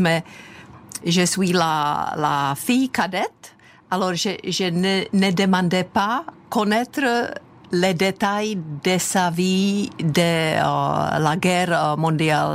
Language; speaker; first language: French; non-native, fluent; Czech